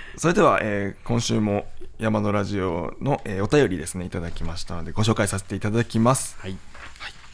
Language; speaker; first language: Japanese; native; Japanese